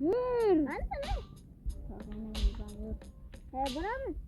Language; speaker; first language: Turkish; non-native, learner; Uzbek